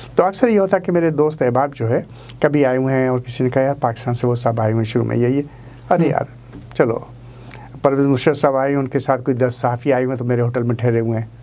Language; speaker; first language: Urdu; native; Urdu